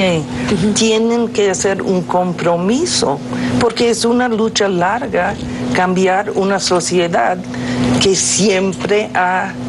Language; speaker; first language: Spanish; non-native, fluent; English